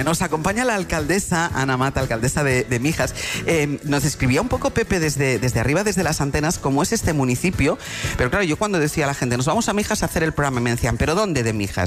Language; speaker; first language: Spanish; native; Spanish